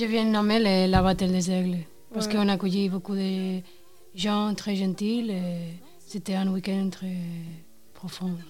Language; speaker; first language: French; non-native, learner; Spanish